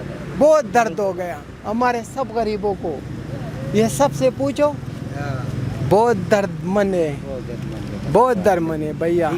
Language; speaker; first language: Hindi; non-native, local second language; Pashto